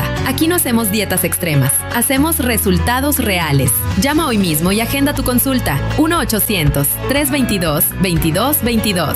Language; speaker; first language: Spanish; native; Spanish